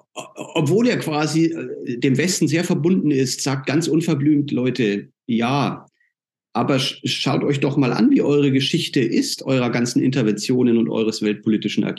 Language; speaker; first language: German; native; German